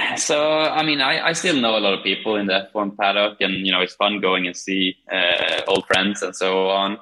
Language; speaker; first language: English; non-native, fluent; Swedish